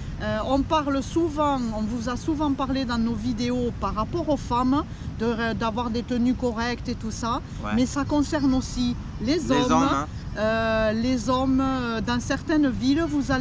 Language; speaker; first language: French; native; French